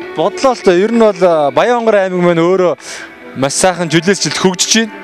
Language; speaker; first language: Mongolian; native; Mongolian